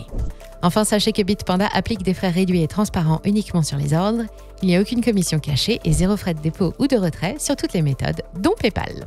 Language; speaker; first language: French; native; French